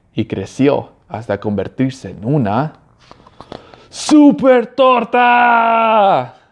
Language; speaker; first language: Spanish; early bilingual, heritage; Spanish